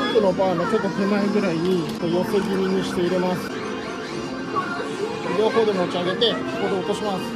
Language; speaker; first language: Japanese; native; Japanese